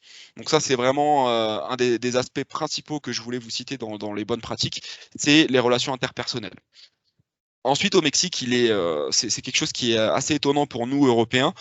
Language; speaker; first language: French; native; French